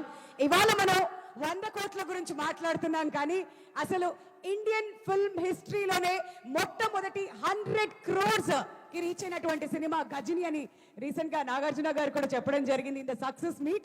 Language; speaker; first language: Telugu; native; Telugu